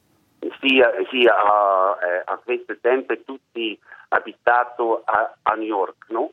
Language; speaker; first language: Italian; non-native, learner; German